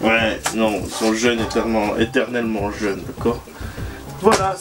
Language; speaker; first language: French; native; French